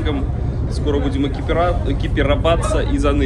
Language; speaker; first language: Russian; native; Russian